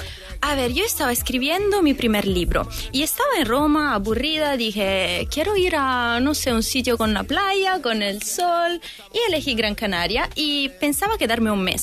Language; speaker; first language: Spanish; non-native, fluent; Italian